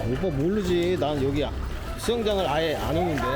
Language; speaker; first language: Korean; native; Korean